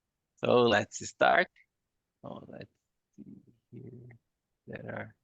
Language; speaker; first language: English; non-native, fluent; Portuguese